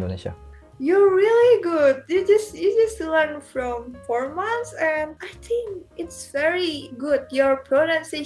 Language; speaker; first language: English; non-native, learner; Indonesian